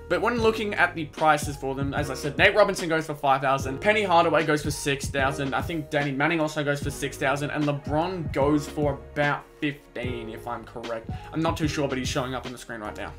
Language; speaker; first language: English; native; English